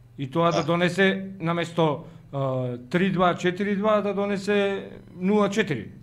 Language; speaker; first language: Macedonian; native; Macedonian